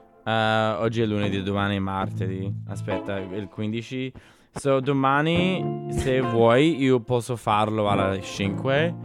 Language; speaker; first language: Italian; non-native, learner; English